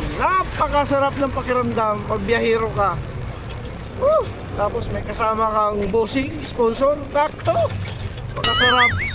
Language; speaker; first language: Filipino; non-native, local second language; Cebuano